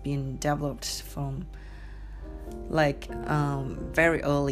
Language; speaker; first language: English; non-native, fluent; Vietnamese